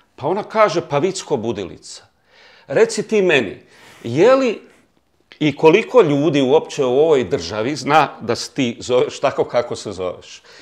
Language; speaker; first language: Croatian; native; Croatian